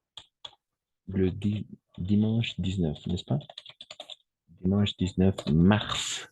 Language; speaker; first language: French; non-native, fluent; Spanish